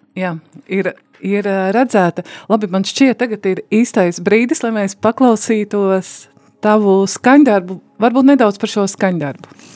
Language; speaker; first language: Latvian; native; Latvian